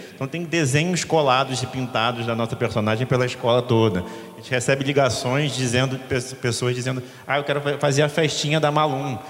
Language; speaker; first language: Portuguese; native; Portuguese